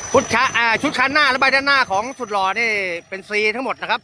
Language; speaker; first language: Thai; native; Thai